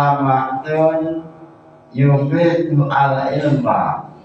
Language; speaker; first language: Arabic; non-native, fluent; Indonesian